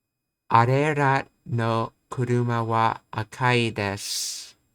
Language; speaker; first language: Japanese; non-native, learner; English